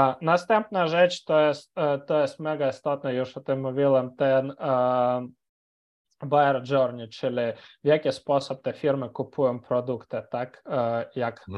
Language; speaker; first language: Polish; non-native, fluent; Ukrainian